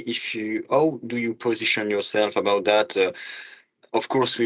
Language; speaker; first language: English; non-native, fluent; French